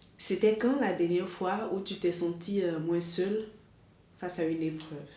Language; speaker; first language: French; native; French